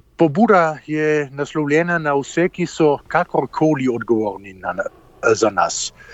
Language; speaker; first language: Slovenian; native; Slovenian